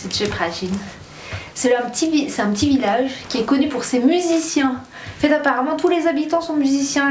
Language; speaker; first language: French; native; French